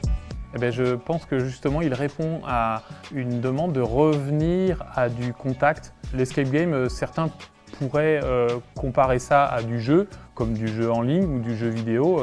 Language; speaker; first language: French; native; French